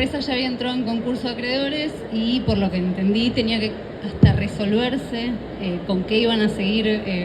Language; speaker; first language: Spanish; native; Spanish